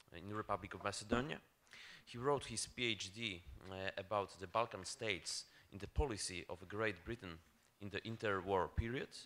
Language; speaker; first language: English; non-native, fluent; Polish